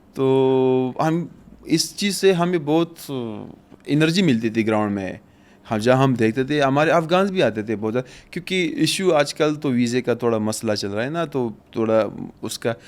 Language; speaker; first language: Urdu; non-native, fluent; Pashto